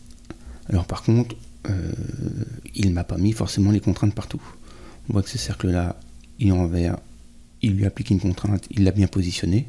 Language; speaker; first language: French; native; French